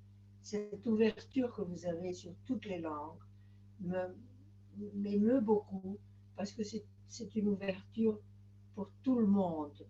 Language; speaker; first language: French; non-native, fluent; Spanish